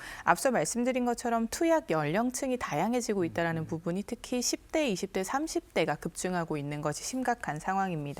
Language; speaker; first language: Korean; native; Korean